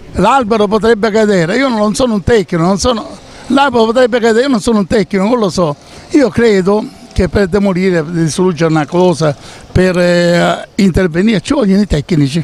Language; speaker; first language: Italian; native; Italian